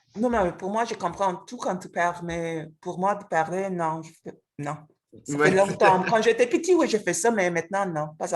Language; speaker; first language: French; non-native, learner; English